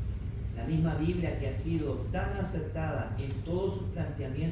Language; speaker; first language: Spanish; native; Spanish